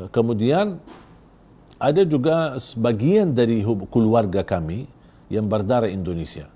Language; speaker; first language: Indonesian; non-native, fluent; Arabic